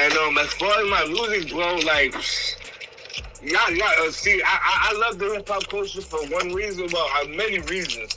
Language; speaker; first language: English; early bilingual, other home language; Spanish